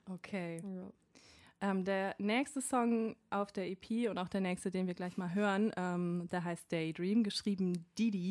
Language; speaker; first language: German; native; German